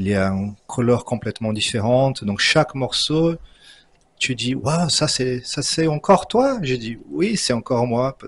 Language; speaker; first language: French; non-native, fluent; Portuguese